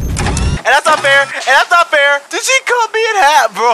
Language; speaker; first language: English; native; English